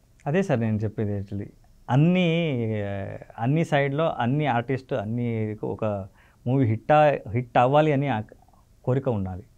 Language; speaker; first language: Telugu; non-native, learner; Kannada